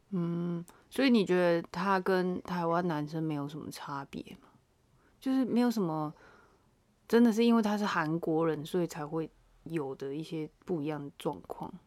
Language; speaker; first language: Chinese; native; Chinese